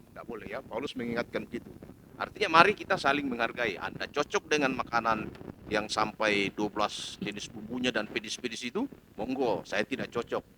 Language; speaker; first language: Indonesian; native; Indonesian